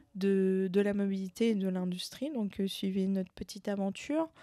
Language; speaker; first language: French; native; French